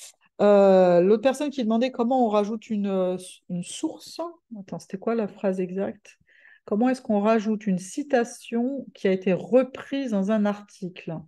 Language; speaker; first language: French; native; French